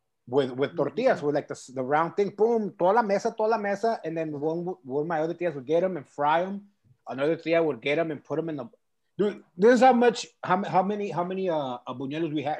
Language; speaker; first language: English; early bilingual, other home language; Spanish